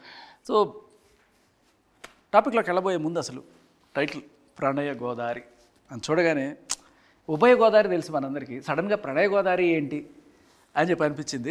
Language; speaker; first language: Telugu; native; Telugu